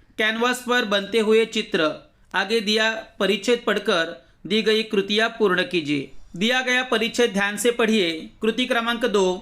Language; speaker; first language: Hindi; non-native, local second language; Marathi